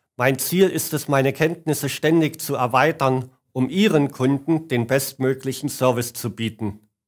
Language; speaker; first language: German; native; German